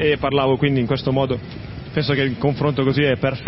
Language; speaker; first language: Italian; native; Italian